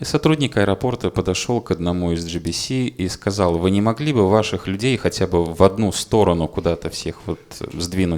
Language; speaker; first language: Russian; native; Russian